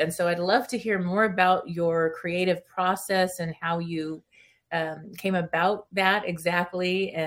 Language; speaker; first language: English; early bilingual, other home language; Spanish